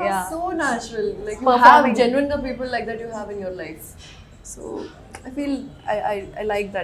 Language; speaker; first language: Telugu; non-native, local second language; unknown